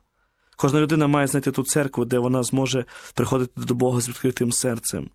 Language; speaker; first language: Ukrainian; native; Ukrainian